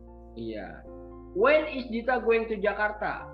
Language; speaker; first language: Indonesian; native; Indonesian